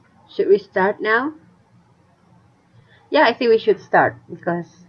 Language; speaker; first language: English; non-native, fluent; Indonesian